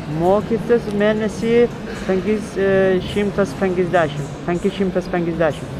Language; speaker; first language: Lithuanian; non-native, learner; Azerbaijani